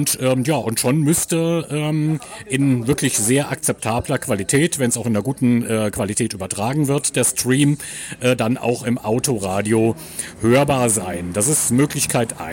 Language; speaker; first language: German; native; German